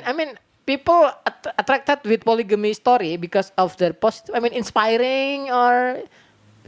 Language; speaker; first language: English; non-native, learner; Indonesian